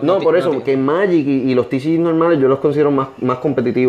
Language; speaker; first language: Spanish; native; Spanish